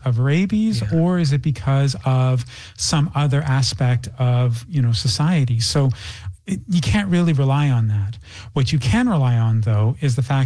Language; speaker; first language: English; native; English